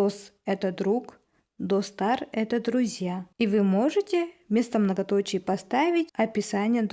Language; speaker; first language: Russian; non-native, local second language; Kazakh